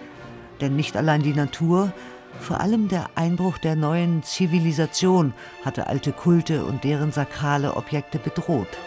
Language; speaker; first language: German; native; German